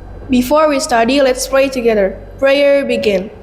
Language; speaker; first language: English; non-native, learner; Indonesian